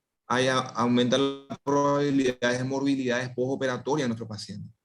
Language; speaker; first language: Spanish; native; Spanish